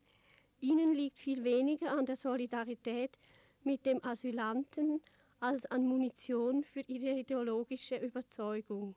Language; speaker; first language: German; native; German